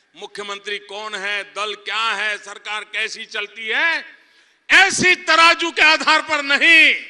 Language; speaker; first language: Hindi; non-native, local second language; Gujarati